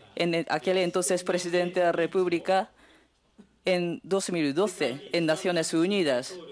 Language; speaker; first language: Spanish; non-native, fluent; Japanese